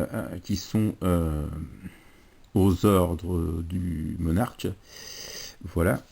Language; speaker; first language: French; native; French